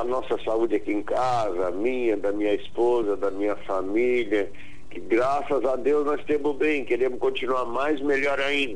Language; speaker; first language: Portuguese; native; Portuguese